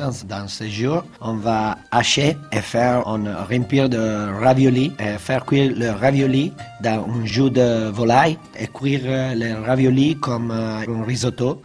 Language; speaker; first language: French; non-native, fluent; Italian